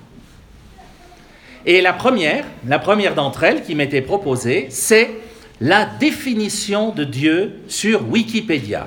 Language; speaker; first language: French; native; French